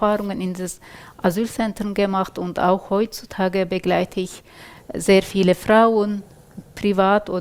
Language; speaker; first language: German; non-native, fluent; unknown